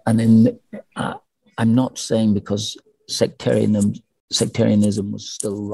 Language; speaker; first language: English; native; English